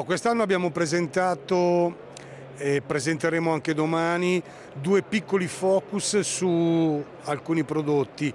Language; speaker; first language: Italian; native; Italian